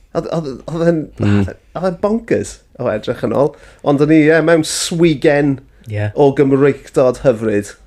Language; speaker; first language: Welsh; native; Welsh